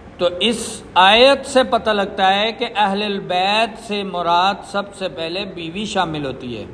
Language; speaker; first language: Urdu; non-native, local second language; Punjabi